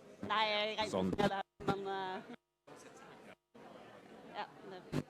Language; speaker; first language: Norwegian; native; Norwegian